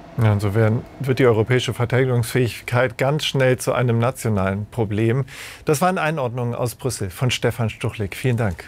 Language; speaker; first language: German; native; German